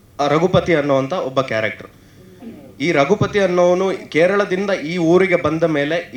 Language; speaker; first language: Kannada; native; Kannada